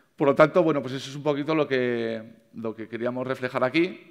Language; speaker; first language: Spanish; native; Spanish